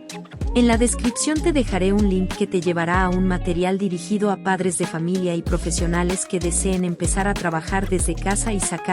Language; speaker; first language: Spanish; native; Spanish